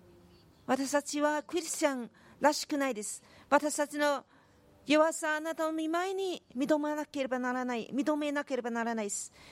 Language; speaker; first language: Japanese; non-native, fluent; Korean